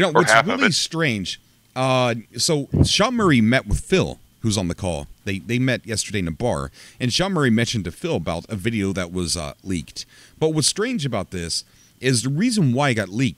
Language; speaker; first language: English; native; English